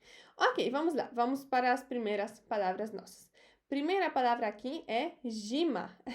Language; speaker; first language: Portuguese; non-native, fluent; Polish